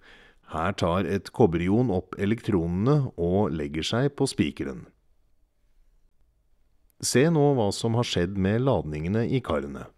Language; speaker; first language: Norwegian; native; Norwegian